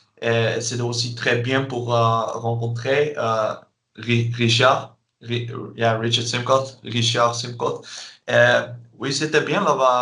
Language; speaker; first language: French; non-native, learner; Dutch